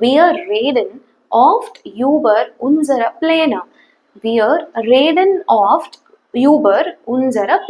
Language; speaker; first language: German; non-native, fluent; Tamil